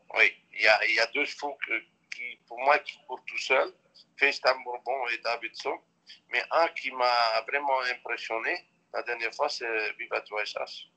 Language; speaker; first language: French; non-native, local second language; Dutch